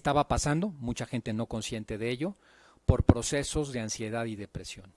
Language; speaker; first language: Spanish; native; Spanish